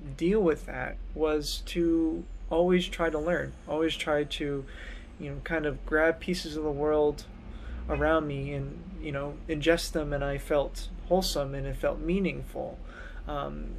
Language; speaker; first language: English; native; English